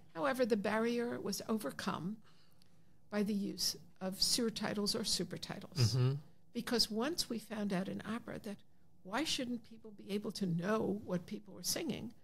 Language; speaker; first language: English; native; English